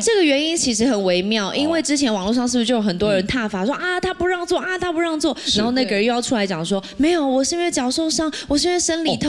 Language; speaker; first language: Chinese; native; Chinese